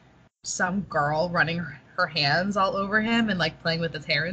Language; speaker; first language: English; native; English